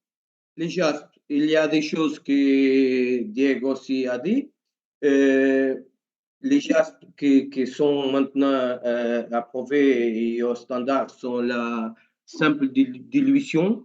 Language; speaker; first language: French; non-native, learner; Portuguese